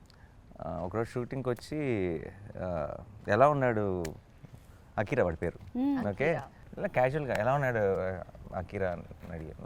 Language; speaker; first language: Telugu; native; Telugu